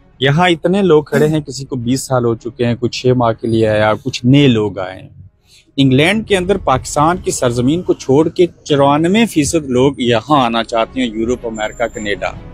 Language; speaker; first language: Urdu; non-native, local second language; Pahari-Potwari